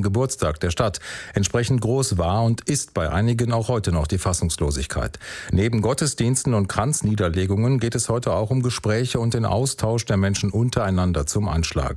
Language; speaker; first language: German; native; German